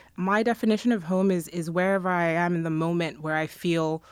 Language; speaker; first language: English; non-native, local second language; Akan